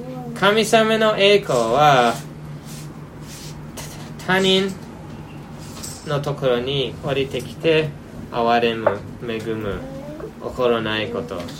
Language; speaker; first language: Japanese; non-native, fluent; English